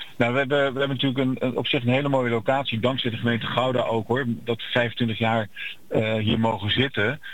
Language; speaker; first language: Dutch; native; Dutch